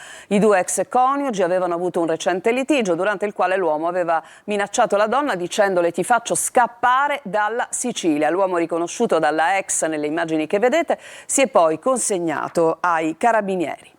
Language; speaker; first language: Italian; native; Italian